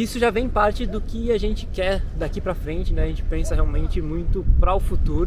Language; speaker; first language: Portuguese; native; Portuguese